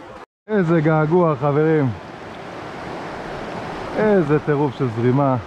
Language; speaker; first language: Hebrew; native; Hebrew